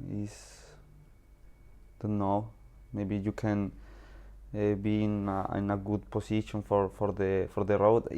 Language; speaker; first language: English; non-native, learner; Spanish